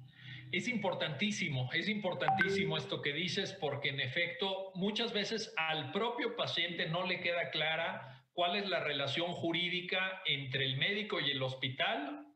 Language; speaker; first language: Spanish; native; Spanish